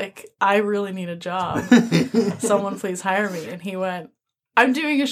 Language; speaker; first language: English; native; English